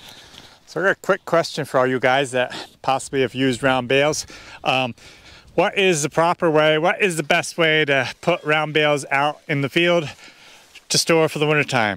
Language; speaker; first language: English; native; English